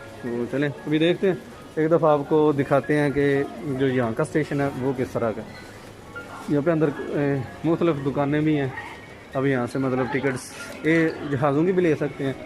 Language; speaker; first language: Urdu; non-native, local second language; Punjabi